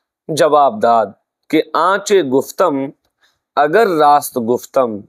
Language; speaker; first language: Persian; non-native, fluent; Urdu